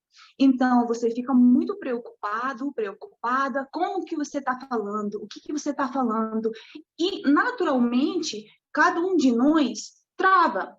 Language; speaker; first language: Portuguese; non-native, fluent; Russian